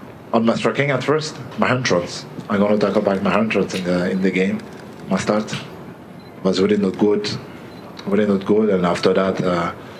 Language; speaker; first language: English; non-native, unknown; French